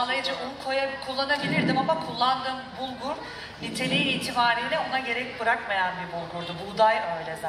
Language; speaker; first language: Turkish; native; Turkish